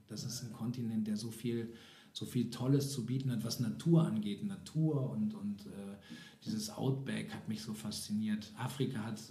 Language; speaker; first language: German; native; German